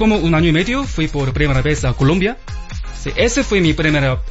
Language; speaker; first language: Spanish; non-native, learner; Korean